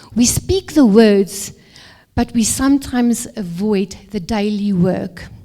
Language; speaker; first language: English; non-native, local second language; Afrikaans